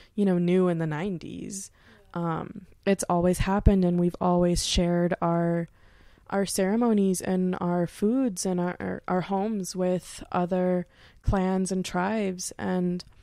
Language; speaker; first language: English; native; English